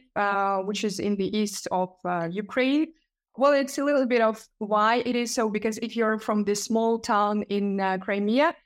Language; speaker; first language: English; non-native, fluent; Ukrainian